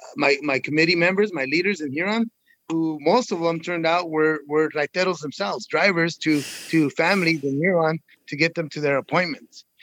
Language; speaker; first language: English; native; English